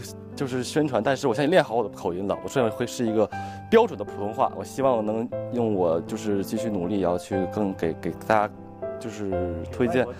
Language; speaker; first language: Chinese; non-native, fluent; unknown